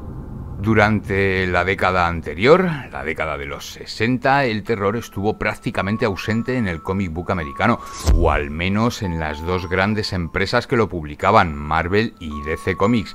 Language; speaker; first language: Spanish; native; Spanish